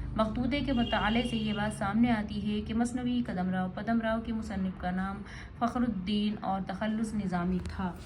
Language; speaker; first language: Urdu; native; Urdu